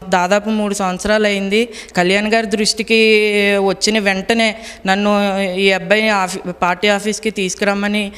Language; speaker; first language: Telugu; native; Telugu